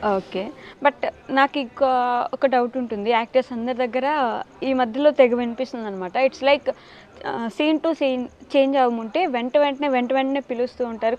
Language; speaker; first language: Telugu; native; Telugu